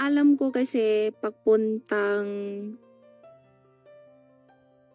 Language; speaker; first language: Filipino; non-native, learner; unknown